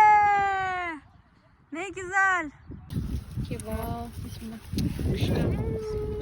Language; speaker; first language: Turkish; non-native, learner; Kazakh